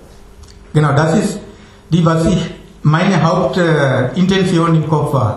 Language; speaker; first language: German; non-native, learner; Tamil